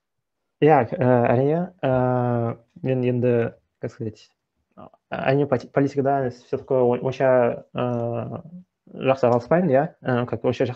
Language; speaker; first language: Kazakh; non-native, local second language; Russian